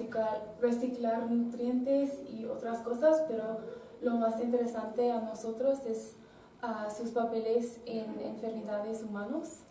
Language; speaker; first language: Spanish; non-native, learner; English